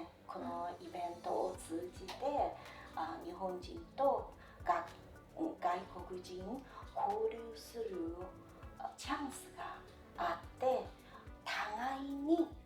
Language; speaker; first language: Japanese; non-native, fluent; Chinese